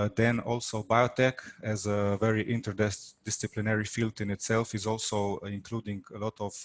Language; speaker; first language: English; non-native, fluent; Slovenian